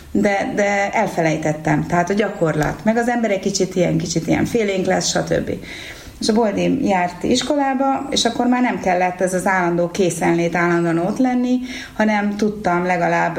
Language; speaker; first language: Hungarian; native; Hungarian